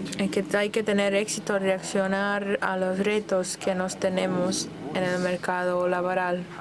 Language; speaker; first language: Spanish; non-native, fluent; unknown